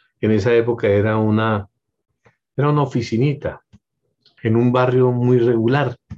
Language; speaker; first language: Spanish; native; Spanish